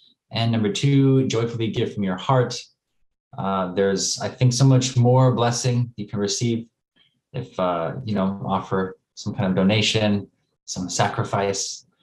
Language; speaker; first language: English; native; English